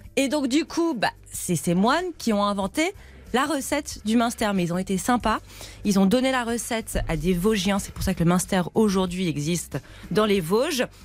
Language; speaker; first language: French; native; French